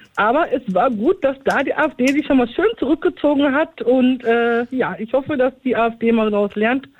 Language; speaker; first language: German; native; German